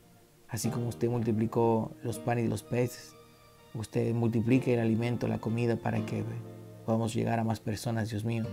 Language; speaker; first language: Spanish; native; Spanish